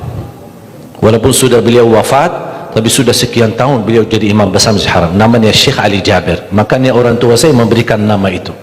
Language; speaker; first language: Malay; non-native, fluent; Arabic